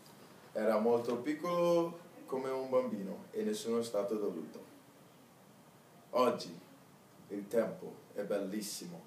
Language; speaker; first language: Italian; non-native, learner; English